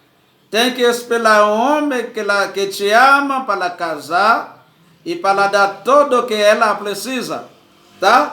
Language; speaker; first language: Portuguese; non-native, learner; Haitian Creole